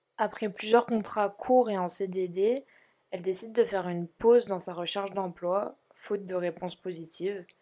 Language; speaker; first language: French; native; French